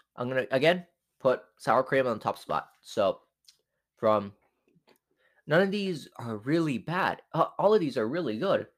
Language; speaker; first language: English; non-native, fluent; Spanish